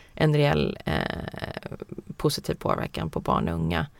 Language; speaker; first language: Swedish; early bilingual, heritage; Swedish